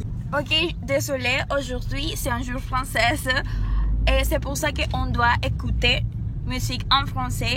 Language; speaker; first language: French; non-native, learner; Spanish